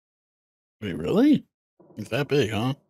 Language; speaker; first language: English; native; English